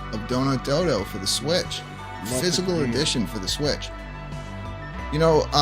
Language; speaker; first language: English; native; English